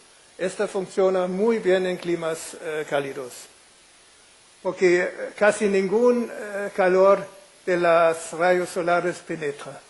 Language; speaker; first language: Spanish; non-native, fluent; German